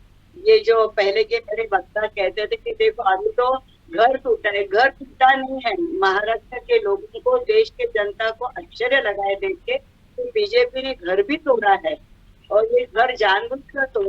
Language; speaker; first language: Hindi; non-native, local second language; Marathi